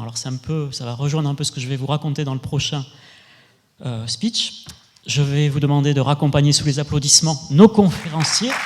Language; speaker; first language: French; native; French